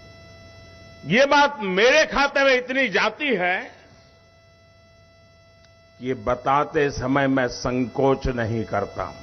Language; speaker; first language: Hindi; non-native, local second language; Gujarati